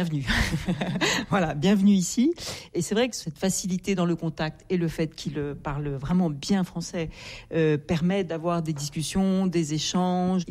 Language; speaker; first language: French; native; French